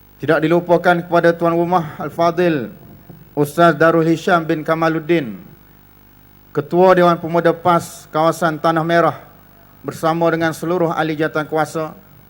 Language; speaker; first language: Malay; native; Malay